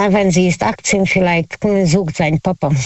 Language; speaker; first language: German; non-native, learner; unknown